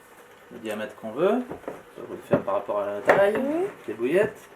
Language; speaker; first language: French; native; French